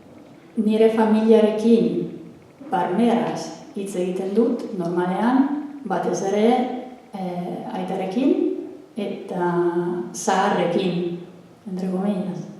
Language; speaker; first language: Basque; non-native, fluent; Italian